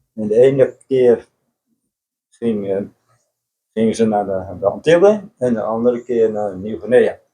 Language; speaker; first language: Dutch; native; Dutch